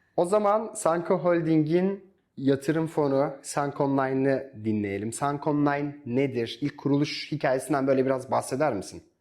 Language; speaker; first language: Turkish; native; Turkish